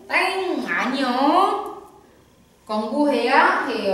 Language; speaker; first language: Korean; non-native, fluent; Indonesian